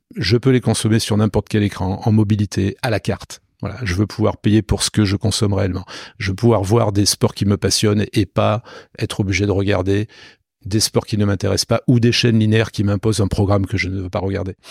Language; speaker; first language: French; native; French